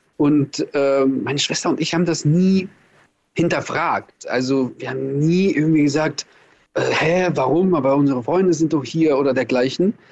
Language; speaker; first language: German; early bilingual, other home language; Russian